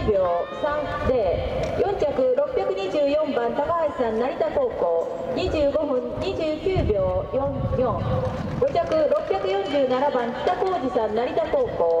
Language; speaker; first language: Japanese; native; Japanese